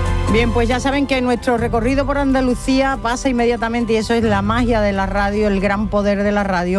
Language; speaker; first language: Spanish; native; Spanish